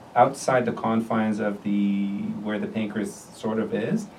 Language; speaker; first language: English; non-native, fluent; Arabic